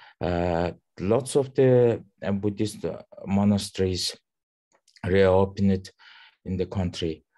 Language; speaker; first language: English; non-native, learner; Mongolian